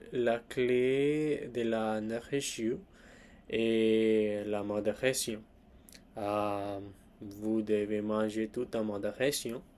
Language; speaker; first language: French; non-native, learner; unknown